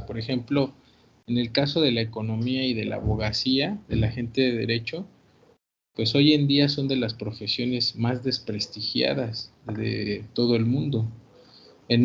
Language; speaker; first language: Spanish; native; Spanish